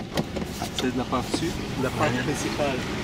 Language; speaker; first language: French; non-native, fluent; Portuguese